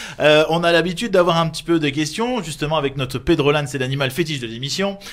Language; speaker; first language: French; native; French